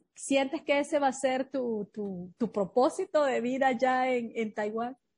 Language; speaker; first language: Spanish; native; Spanish